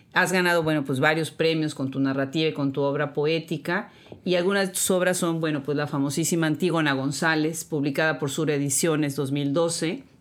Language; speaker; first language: Spanish; native; Spanish